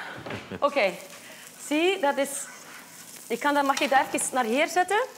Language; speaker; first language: Dutch; non-native, fluent; Icelandic